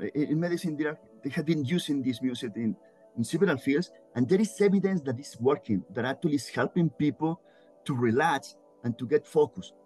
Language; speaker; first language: English; non-native, fluent; Spanish